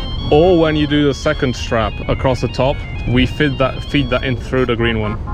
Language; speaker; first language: English; non-native, fluent; Polish